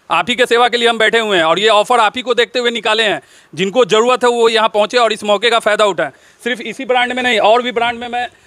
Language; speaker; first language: Hindi; native; Hindi